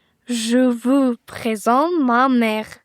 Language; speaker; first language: French; non-native, learner; Uzbek